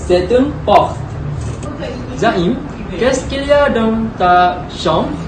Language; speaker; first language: French; non-native, learner; Malay